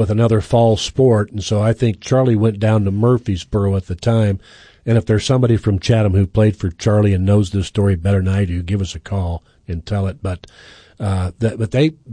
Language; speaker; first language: English; native; English